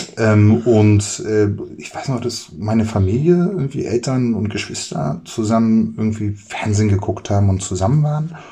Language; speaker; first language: German; native; German